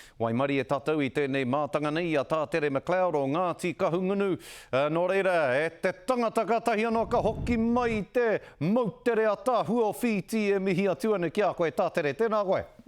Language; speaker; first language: Māori; non-native, local second language; English